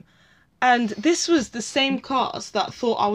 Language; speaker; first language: English; native; English